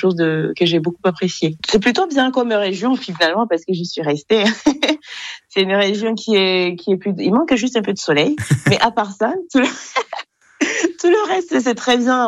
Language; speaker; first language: French; non-native, local second language; Kinyarwanda